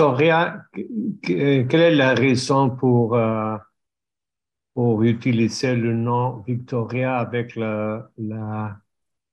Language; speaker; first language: French; non-native, learner; English